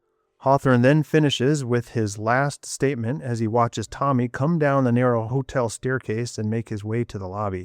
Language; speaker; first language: English; native; English